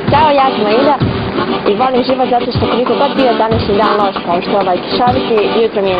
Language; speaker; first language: Bosnian; native; Bosnian